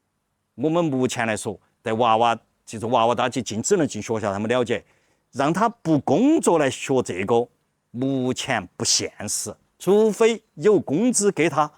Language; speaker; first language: Chinese; native; Chinese